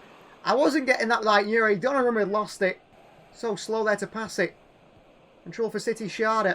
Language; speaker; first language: English; native; English